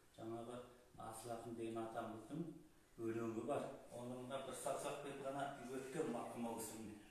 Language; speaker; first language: Kazakh; native; Kazakh